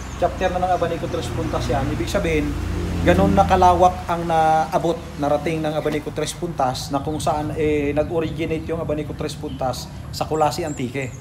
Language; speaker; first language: Filipino; non-native, local second language; Hiligaynon